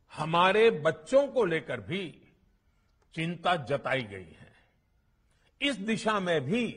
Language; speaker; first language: Hindi; non-native, local second language; Gujarati